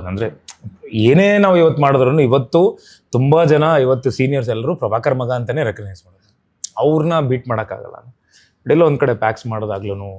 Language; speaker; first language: Kannada; native; Kannada